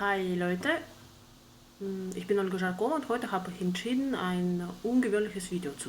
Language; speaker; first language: German; non-native, learner; Russian